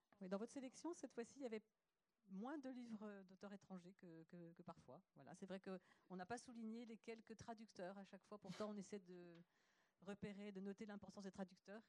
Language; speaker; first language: French; native; French